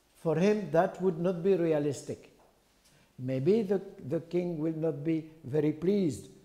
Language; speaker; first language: English; non-native, fluent; French